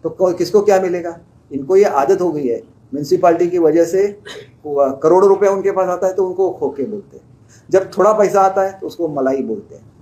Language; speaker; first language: Hindi; non-native, local second language; Marathi